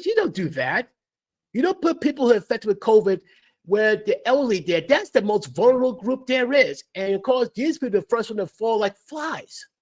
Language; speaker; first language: English; native; English